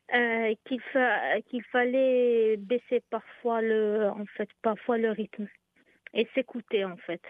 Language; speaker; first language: French; non-native, local second language; Arabic